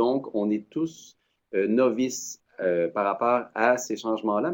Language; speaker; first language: French; native; French